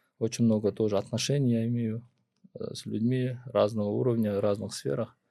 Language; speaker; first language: Russian; non-native, local second language; Kyrgyz